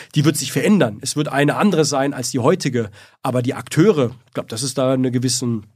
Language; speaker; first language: German; native; German